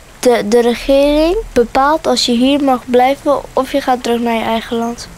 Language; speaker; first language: Dutch; early bilingual, other home language; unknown